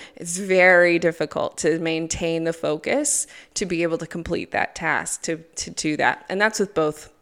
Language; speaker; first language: English; native; English